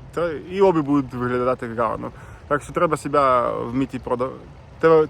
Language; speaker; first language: Ukrainian; non-native, local second language; Russian